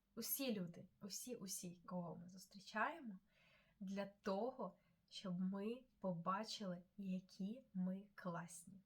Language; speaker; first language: Ukrainian; non-native, local second language; Russian